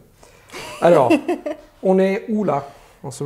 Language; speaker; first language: French; non-native, fluent; Italian